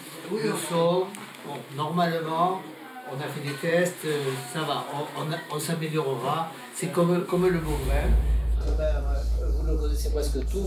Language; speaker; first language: French; native; French